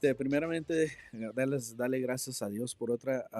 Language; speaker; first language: Spanish; early bilingual, other home language; English